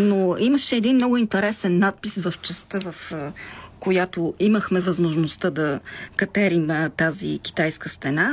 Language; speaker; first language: Bulgarian; native; Bulgarian